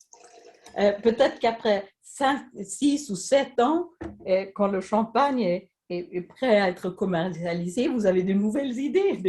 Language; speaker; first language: French; non-native, fluent; Swedish